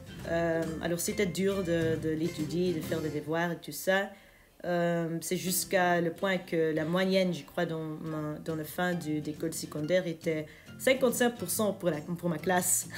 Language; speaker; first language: French; non-native, local second language; Dutch